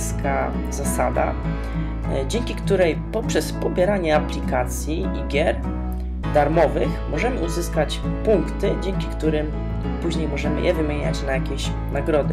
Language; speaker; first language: Polish; native; Polish